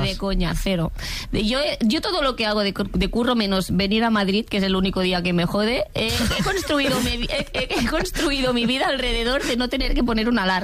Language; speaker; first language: Spanish; native; Spanish